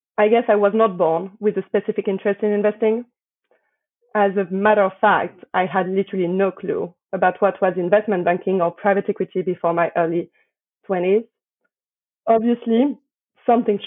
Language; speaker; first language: English; non-native, fluent; French